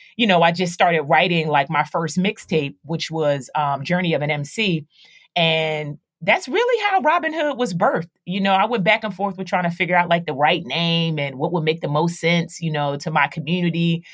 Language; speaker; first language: English; native; English